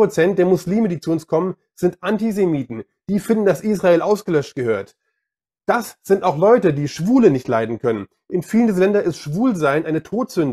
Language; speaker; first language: German; native; German